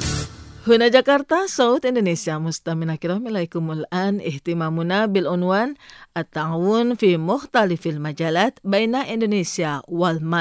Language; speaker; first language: Arabic; non-native, fluent; Indonesian